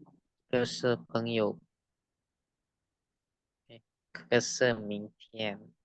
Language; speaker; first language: Chinese; non-native, learner; Indonesian